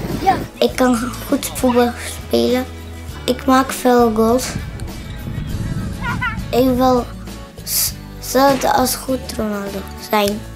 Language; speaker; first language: Dutch; non-native, learner; Arabic